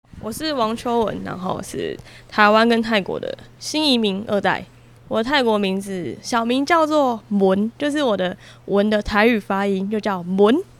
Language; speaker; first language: Chinese; native; Chinese